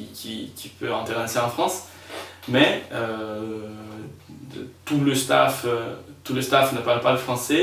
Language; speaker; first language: French; non-native, fluent; Spanish